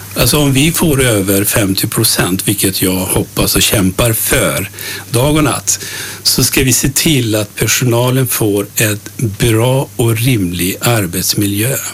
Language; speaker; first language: Swedish; early bilingual, other home language; Turkish